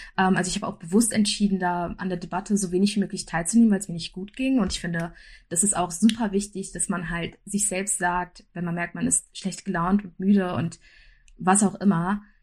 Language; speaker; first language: German; early bilingual, other home language; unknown